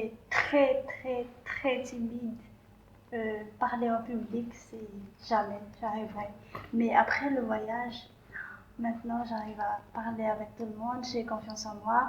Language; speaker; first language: French; non-native, local second language; Malagasy